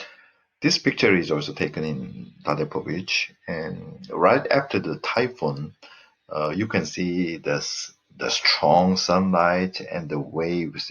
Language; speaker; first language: English; non-native, fluent; Korean